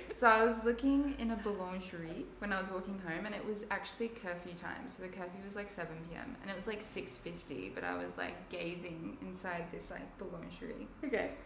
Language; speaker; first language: English; native; English